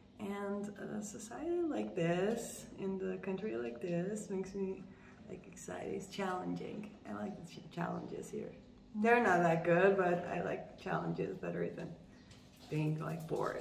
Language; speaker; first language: English; non-native, fluent; Persian